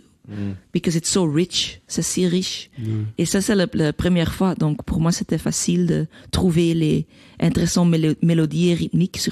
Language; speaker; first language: French; non-native, learner; Dutch